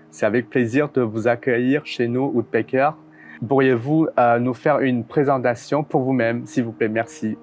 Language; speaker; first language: French; non-native, fluent; Chinese